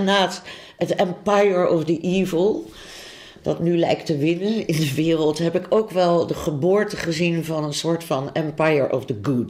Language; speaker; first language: Dutch; native; Dutch